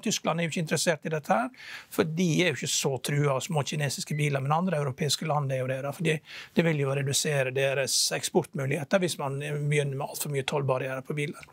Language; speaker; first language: Norwegian; native; Norwegian